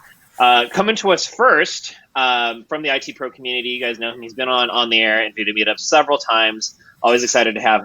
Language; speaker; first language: English; native; English